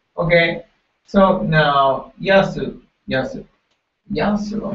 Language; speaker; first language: English; non-native, learner; Japanese